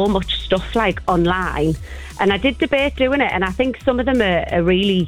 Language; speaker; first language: English; native; English